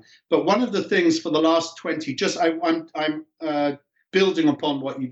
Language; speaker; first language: English; native; English